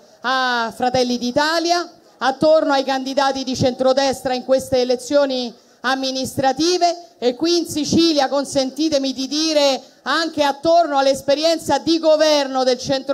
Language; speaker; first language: Italian; native; Italian